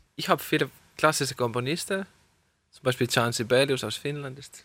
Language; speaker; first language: German; non-native, fluent; Finnish